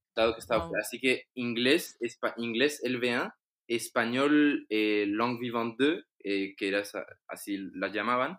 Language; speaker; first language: Spanish; non-native, fluent; Arabic